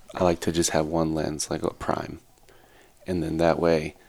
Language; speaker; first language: English; native; English